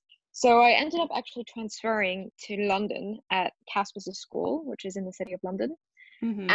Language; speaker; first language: English; early bilingual, other home language; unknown